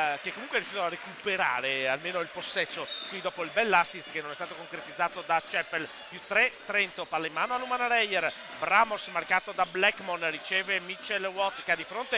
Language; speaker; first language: Italian; native; Italian